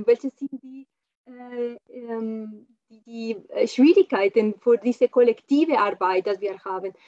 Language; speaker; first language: German; non-native, fluent; Spanish